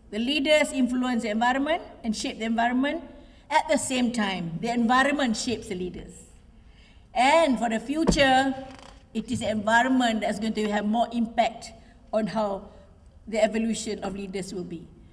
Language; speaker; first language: English; non-native, local second language; Malay